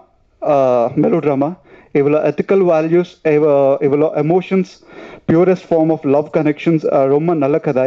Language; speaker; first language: Tamil; non-native, learner; Telugu